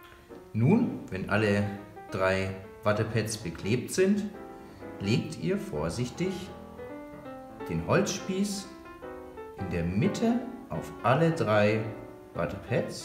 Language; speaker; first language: German; native; German